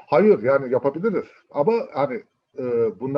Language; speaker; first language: Turkish; native; Turkish